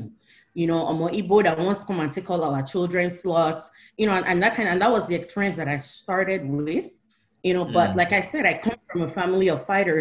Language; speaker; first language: English; non-native, local second language; Igbo